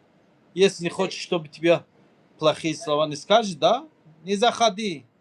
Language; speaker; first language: Russian; non-native, learner; Tajik